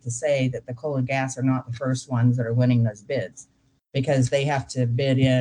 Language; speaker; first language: English; native; English